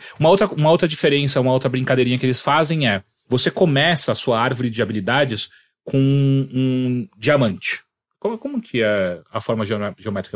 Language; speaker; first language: Portuguese; native; Portuguese